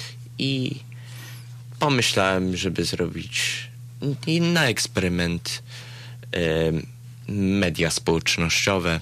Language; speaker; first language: Polish; early bilingual, heritage; Polish